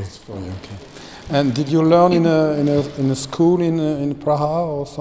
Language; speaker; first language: English; non-native, fluent; French